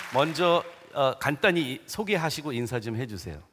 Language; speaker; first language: Korean; native; Korean